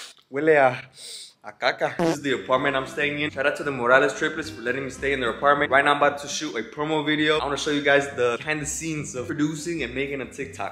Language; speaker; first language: English; early bilingual, other home language; Spanish